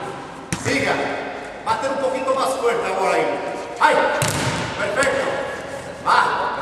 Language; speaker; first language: Spanish; non-native, learner; Portuguese